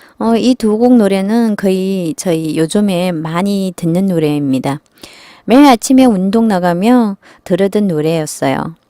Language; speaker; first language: Korean; non-native, fluent; Chinese